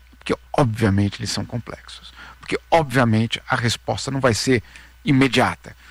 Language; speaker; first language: Portuguese; native; Portuguese